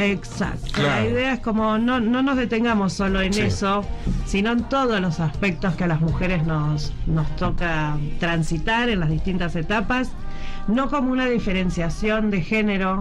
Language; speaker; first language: Spanish; native; Spanish